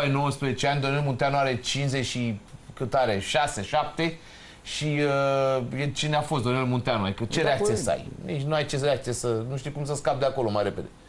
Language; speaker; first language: Romanian; native; Romanian